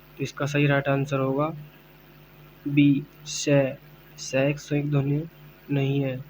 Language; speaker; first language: Hindi; native; Hindi